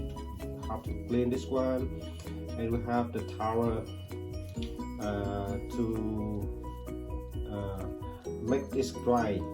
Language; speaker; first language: English; non-native, learner; Vietnamese